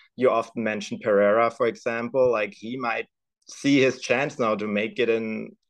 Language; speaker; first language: English; non-native, fluent; German